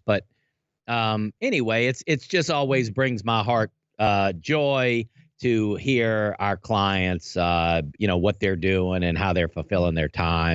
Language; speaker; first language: English; native; English